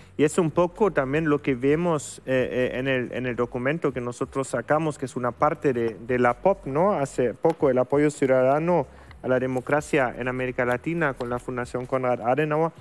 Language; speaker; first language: Spanish; non-native, fluent; German